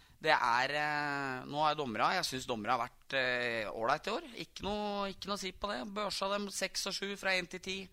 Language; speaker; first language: Norwegian; native; Norwegian